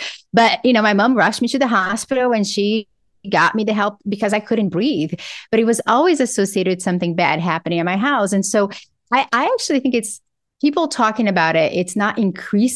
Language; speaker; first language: English; non-native, fluent; Portuguese